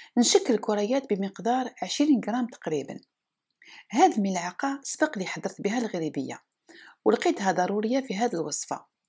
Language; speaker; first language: Arabic; native; Arabic